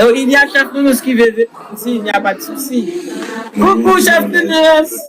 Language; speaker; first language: French; non-native, local second language; Haitian Creole